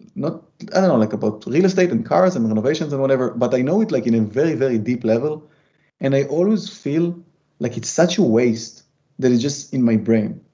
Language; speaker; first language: English; non-native, fluent; Hebrew